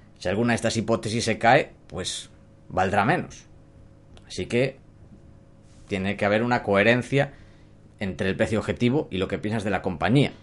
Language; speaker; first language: Spanish; native; Spanish